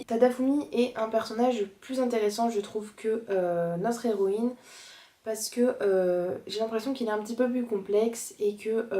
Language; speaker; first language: French; native; French